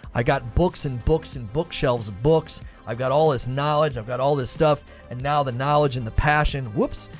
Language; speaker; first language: English; native; English